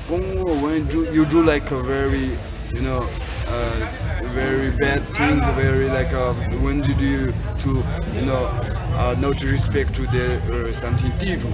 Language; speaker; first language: English; non-native, learner; Tibetan